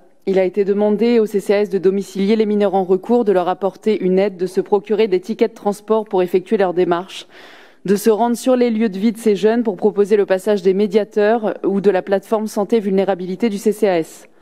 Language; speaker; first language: French; native; French